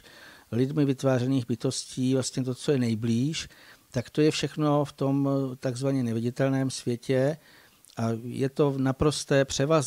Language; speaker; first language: Czech; native; Czech